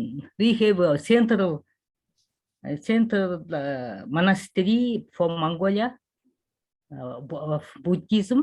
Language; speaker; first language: English; non-native, learner; Mongolian